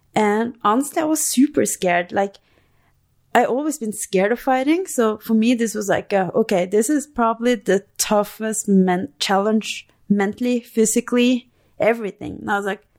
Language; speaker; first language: English; non-native, fluent; Norwegian